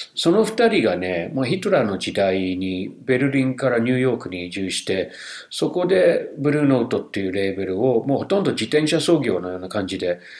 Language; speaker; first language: Japanese; non-native, fluent; English